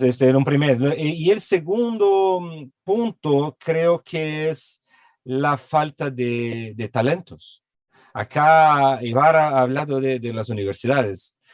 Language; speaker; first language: Spanish; non-native, fluent; Portuguese